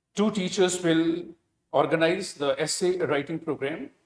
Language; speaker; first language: English; non-native, local second language; Punjabi